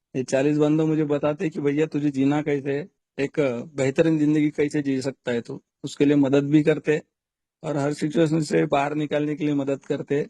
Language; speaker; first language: Hindi; non-native, local second language; Marathi